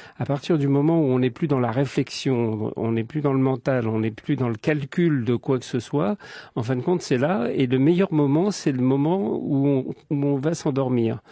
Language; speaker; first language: French; native; French